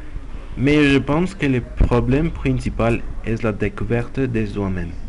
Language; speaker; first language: French; non-native, learner; Spanish